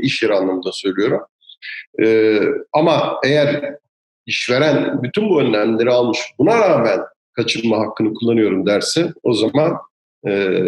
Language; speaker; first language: Turkish; native; Turkish